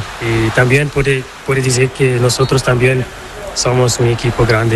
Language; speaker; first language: Spanish; non-native, learner; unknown